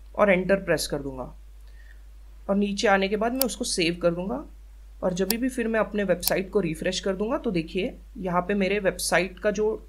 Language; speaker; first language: Hindi; native; Hindi